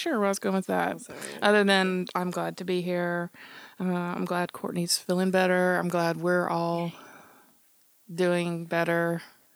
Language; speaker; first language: English; native; English